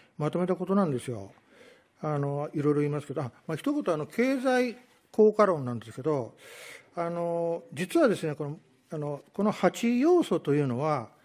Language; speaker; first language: Japanese; native; Japanese